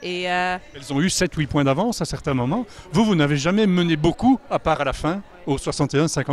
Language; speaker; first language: French; native; French